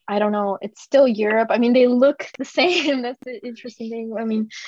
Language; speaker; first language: English; early bilingual, other home language; Japanese